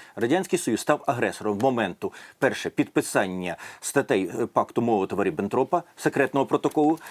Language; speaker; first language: Ukrainian; native; Ukrainian